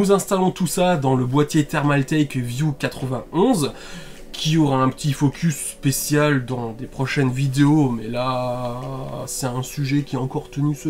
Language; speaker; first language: French; native; French